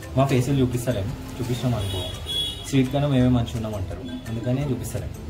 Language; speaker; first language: Telugu; non-native, local second language; Urdu